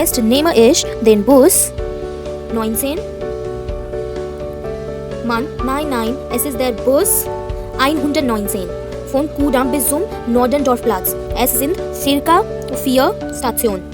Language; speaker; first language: German; non-native, fluent; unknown